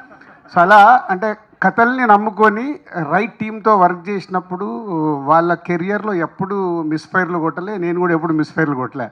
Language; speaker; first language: Telugu; native; Telugu